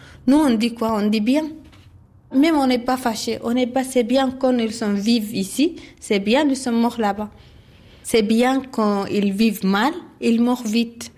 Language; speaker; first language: French; non-native, learner; Arabic